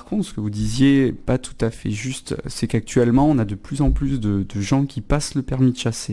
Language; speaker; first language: French; native; French